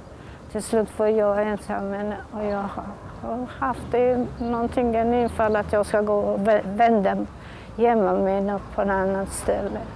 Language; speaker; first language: Swedish; non-native, fluent; Polish